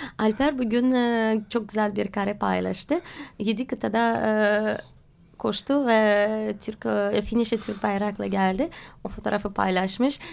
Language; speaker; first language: Turkish; non-native, fluent; Russian